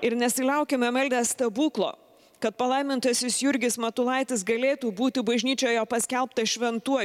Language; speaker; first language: Lithuanian; native; Lithuanian